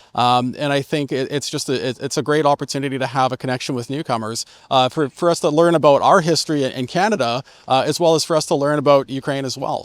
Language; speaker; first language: English; native; English